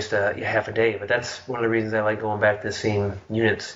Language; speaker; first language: English; native; English